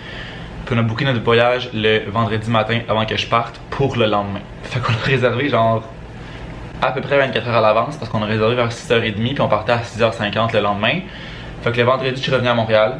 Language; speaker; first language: French; native; French